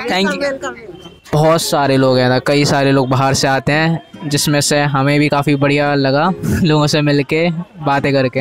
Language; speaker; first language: Hindi; native; Hindi